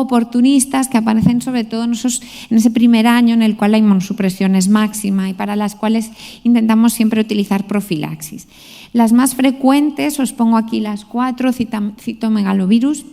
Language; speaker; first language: Spanish; native; Spanish